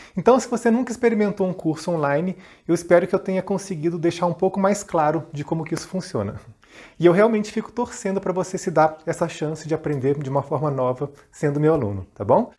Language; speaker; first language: Portuguese; native; Portuguese